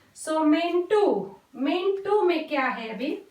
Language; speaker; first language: Hindi; non-native, local second language; Kannada